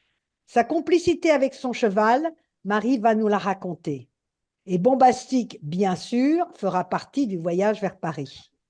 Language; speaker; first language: French; native; French